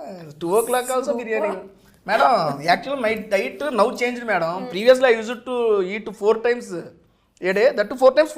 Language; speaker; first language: Telugu; native; Telugu